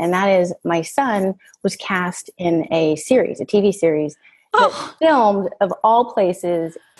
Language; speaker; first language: English; native; English